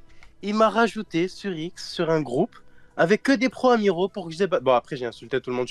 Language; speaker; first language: French; native; French